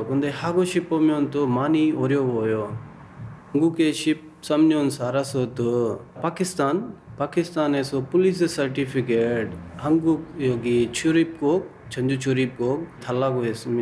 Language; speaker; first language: Korean; non-native, learner; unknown